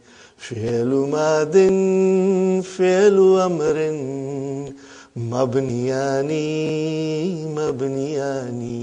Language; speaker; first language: Arabic; non-native, learner; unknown